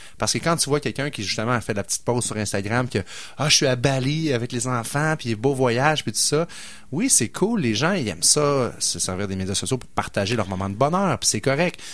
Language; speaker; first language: French; native; French